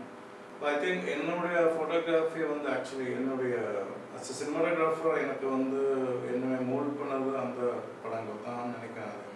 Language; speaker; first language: Tamil; non-native, local second language; Malayalam